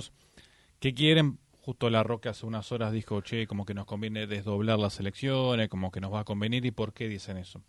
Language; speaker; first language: Spanish; native; Spanish